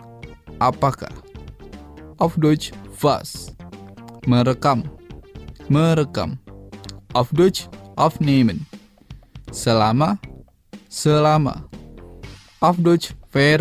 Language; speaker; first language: German; non-native, fluent; Indonesian